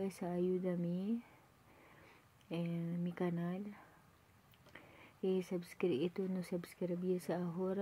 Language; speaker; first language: Spanish; non-native, learner; Filipino